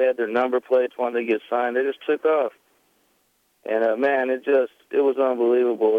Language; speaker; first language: English; native; English